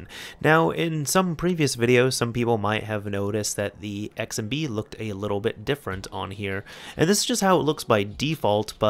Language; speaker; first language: English; native; English